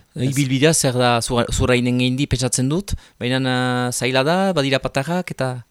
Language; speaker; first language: Basque; native; Basque